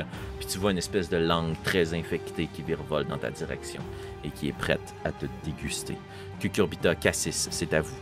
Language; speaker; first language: French; native; French